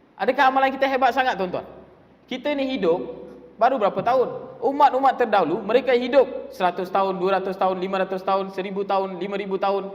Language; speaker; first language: Malay; non-native, local second language; Tamil